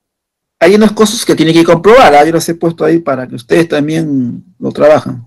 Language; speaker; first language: Spanish; native; Spanish